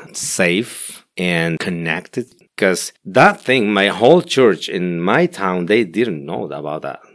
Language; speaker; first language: English; non-native, learner; Spanish